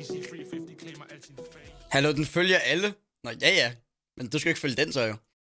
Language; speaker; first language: Danish; native; Danish